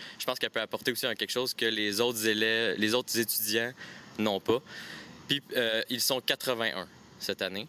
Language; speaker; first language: French; native; French